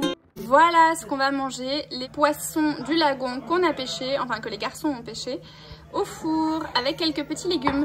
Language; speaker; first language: French; native; French